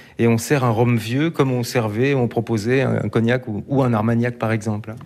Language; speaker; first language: French; native; French